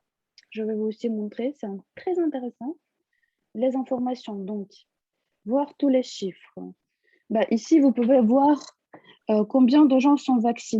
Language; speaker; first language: French; non-native, fluent; Russian